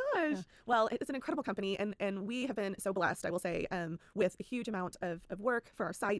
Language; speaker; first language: English; native; English